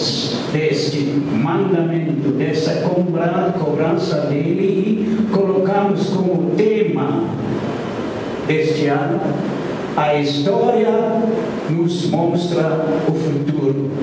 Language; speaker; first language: Portuguese; non-native, fluent; German